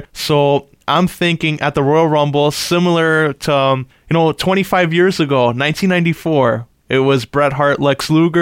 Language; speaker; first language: English; native; English